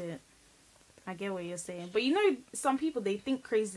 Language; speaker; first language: English; non-native, local second language; Yoruba